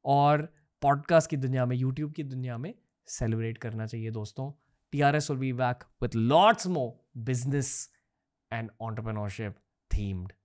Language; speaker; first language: Hindi; native; Hindi